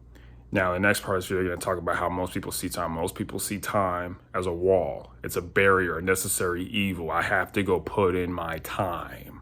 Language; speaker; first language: English; native; English